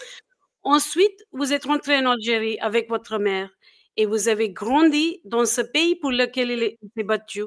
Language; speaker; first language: French; non-native, fluent; English